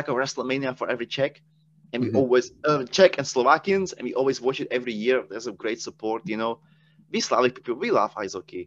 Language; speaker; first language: English; non-native, fluent; Czech